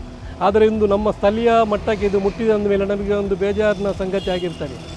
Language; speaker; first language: Kannada; native; Kannada